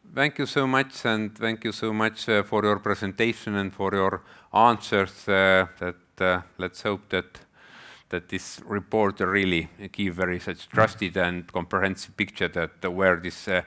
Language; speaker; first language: English; non-native, fluent; Estonian